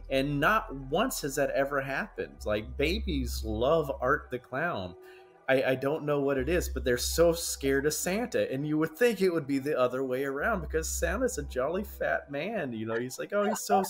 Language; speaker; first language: English; native; English